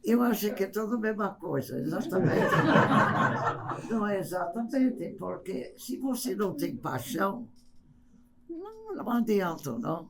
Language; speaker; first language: Portuguese; non-native, fluent; English